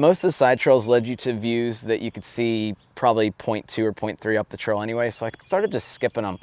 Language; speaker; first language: English; native; English